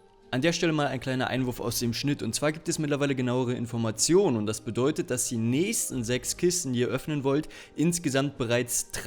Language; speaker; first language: German; native; German